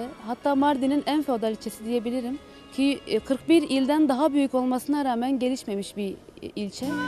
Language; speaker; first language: Turkish; native; Turkish